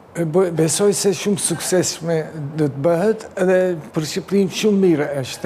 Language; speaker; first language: Albanian; early bilingual, heritage; Turkish